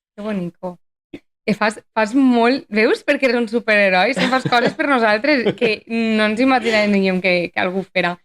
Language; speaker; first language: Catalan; native; Catalan